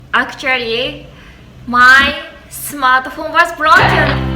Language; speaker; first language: English; non-native, learner; Japanese